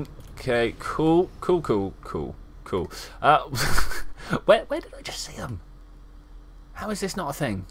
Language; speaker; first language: English; native; English